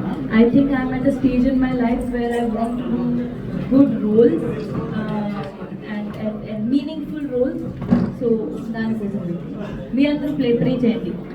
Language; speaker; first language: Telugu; non-native, fluent; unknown